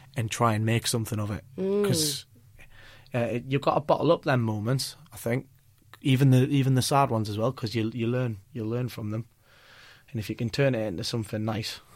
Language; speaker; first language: English; native; English